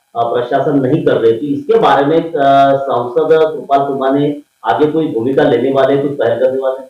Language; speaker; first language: Hindi; non-native, local second language; Marathi